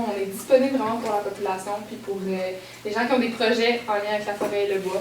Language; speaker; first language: French; native; French